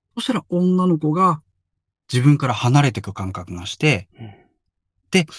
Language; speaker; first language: Japanese; native; Japanese